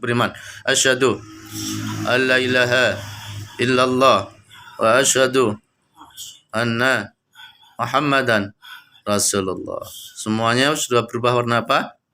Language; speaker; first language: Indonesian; native; Indonesian